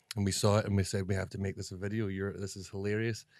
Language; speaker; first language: English; native; English